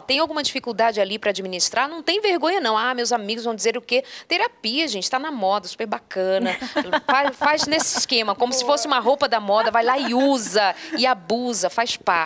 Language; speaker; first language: Portuguese; native; Portuguese